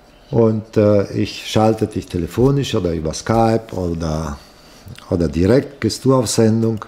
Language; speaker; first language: German; non-native, fluent; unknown